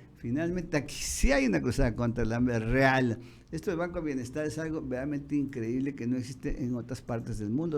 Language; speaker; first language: Spanish; native; Spanish